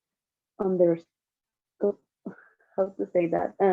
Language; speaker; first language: English; non-native, learner; Spanish